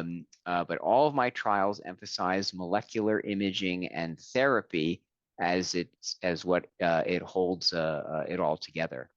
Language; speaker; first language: English; native; English